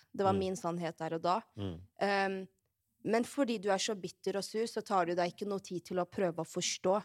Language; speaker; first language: Norwegian; early bilingual, other home language; Arabic